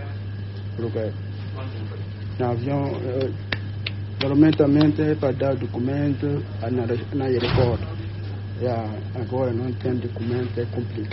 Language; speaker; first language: Portuguese; non-native, learner; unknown